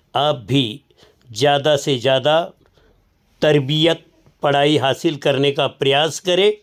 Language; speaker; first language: Hindi; non-native, local second language; Marathi